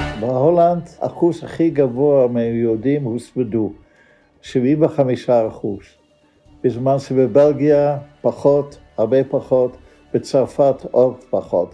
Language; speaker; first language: Hebrew; non-native, fluent; Dutch